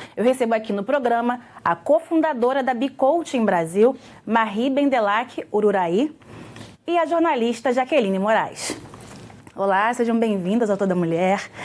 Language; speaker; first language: Portuguese; native; Portuguese